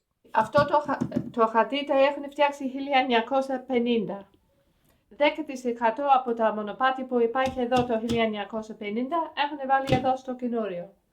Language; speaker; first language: Greek; non-native, fluent; English